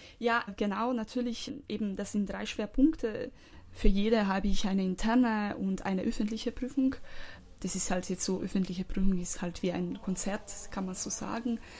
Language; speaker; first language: German; non-native, fluent; Croatian